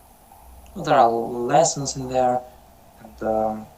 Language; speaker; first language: English; non-native, learner; Russian